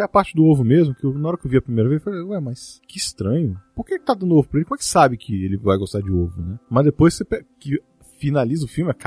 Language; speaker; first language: Portuguese; native; Portuguese